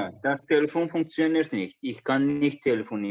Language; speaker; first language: German; non-native, learner; Azerbaijani